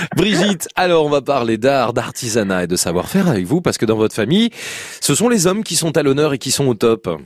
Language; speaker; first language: French; native; French